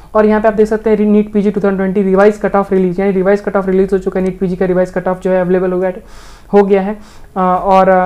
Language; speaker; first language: Hindi; native; Hindi